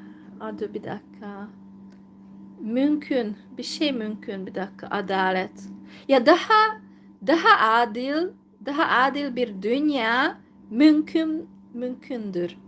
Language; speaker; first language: Turkish; non-native, fluent; Hungarian